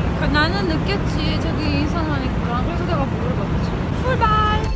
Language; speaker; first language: Korean; non-native, fluent; Romanian